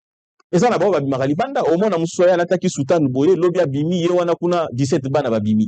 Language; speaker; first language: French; non-native, local second language; Lingala